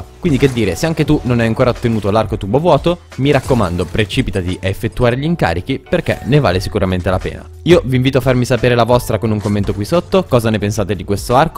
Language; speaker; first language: Italian; native; Italian